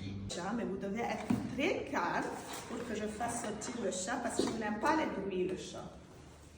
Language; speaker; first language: French; non-native, local second language; Arabic